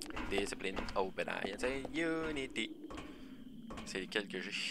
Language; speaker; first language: French; native; French